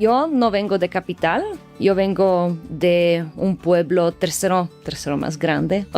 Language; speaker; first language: Spanish; non-native, fluent; Slovak